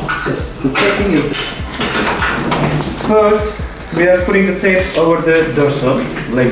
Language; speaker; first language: English; non-native, fluent; Turkish